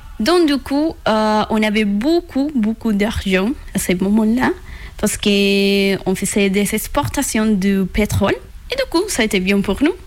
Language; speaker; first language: French; non-native, learner; Spanish